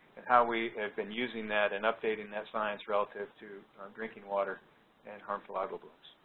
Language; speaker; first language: English; native; English